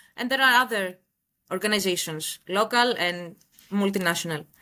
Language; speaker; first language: English; non-native, fluent; Greek